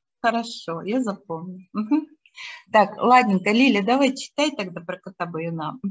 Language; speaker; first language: Russian; native; Russian